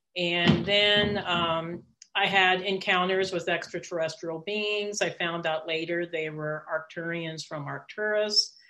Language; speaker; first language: English; early bilingual, other home language; Italian